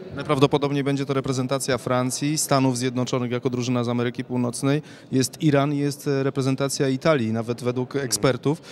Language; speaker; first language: Polish; native; Polish